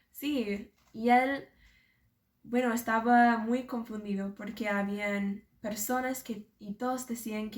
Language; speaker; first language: Spanish; non-native, fluent; English